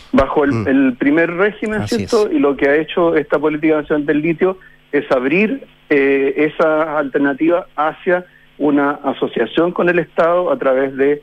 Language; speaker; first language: Spanish; native; Spanish